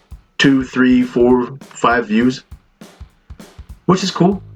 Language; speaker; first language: English; native; English